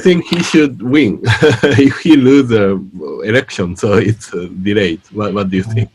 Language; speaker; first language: English; non-native, fluent; Japanese